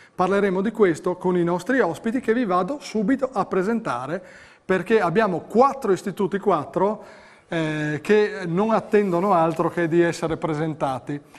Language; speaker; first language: Italian; native; Italian